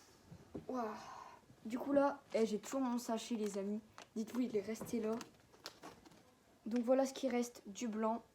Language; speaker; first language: French; native; French